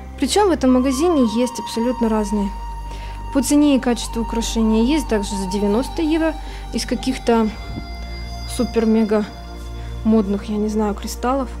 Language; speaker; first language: Russian; native; Russian